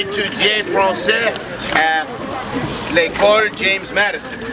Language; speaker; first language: French; non-native, learner; English